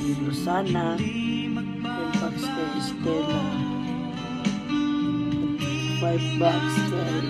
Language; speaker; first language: Filipino; non-native, local second language; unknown